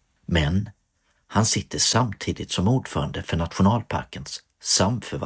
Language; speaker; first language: Swedish; native; Swedish